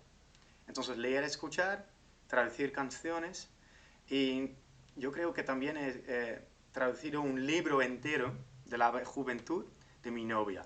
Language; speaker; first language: Spanish; non-native, fluent; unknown